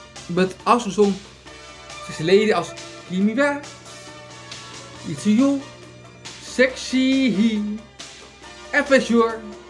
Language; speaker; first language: English; non-native, learner; Dutch